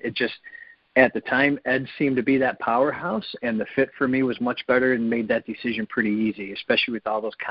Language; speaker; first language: English; native; English